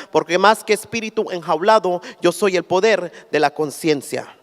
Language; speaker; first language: Spanish; early bilingual, heritage; Spanish